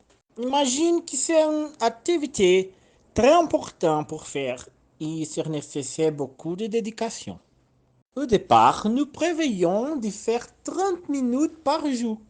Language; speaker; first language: French; non-native, learner; Portuguese